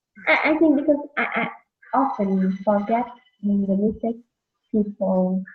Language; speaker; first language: English; non-native, learner; Vietnamese